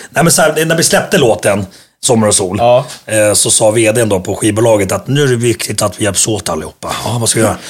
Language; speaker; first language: Swedish; early bilingual, other home language; Finnish